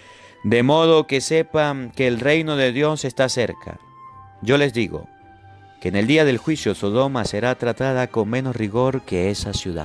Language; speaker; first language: Spanish; native; Spanish